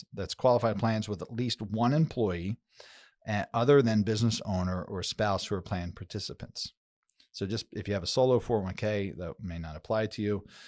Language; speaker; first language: English; native; English